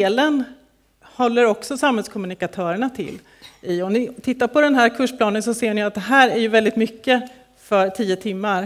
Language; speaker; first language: Swedish; native; Swedish